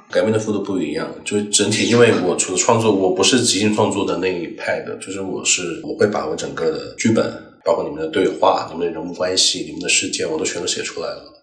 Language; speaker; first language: Chinese; non-native, local second language; Cantonese